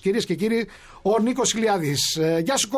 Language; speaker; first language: Greek; native; Greek